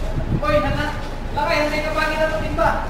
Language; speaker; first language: Filipino; native; Filipino